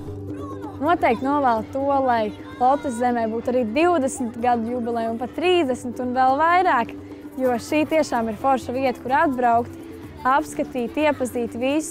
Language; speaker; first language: Latvian; native; Latvian